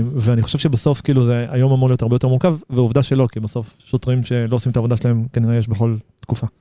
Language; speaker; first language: Hebrew; native; Hebrew